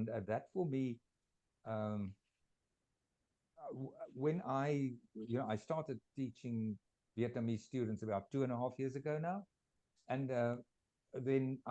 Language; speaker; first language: English; non-native, fluent; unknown